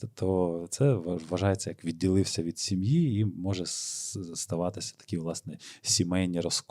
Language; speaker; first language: Ukrainian; native; Ukrainian